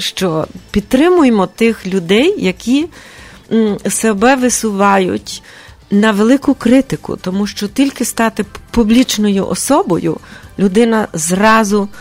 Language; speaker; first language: Ukrainian; early bilingual, heritage; Ukrainian